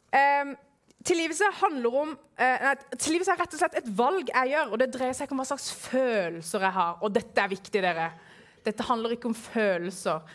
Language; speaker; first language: Norwegian; early bilingual, other home language; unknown